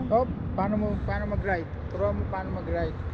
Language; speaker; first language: Filipino; native; Filipino